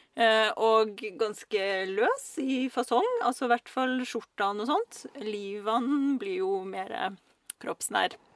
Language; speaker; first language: Norwegian; early bilingual, other home language; Russian